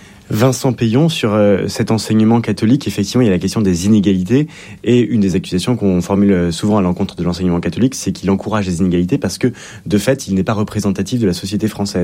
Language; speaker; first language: French; native; French